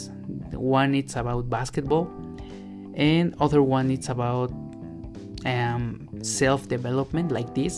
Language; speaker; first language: English; non-native, learner; Spanish